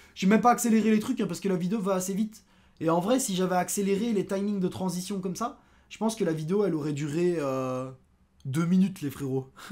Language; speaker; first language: French; native; French